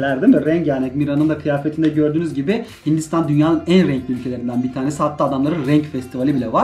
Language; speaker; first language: Turkish; native; Turkish